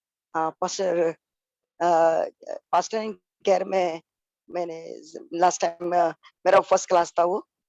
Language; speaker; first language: Hindi; non-native, local second language; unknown